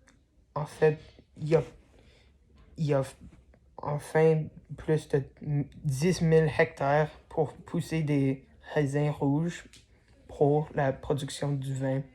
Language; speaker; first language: French; non-native, learner; English